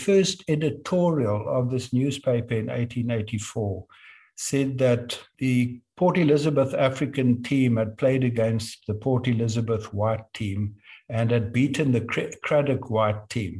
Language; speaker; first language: English; native; English